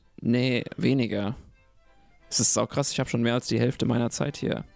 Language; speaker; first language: German; non-native, fluent; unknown